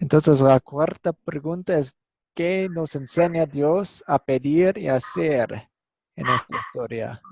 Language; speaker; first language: Spanish; non-native, fluent; English